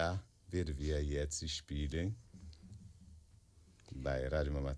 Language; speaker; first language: German; non-native, learner; Portuguese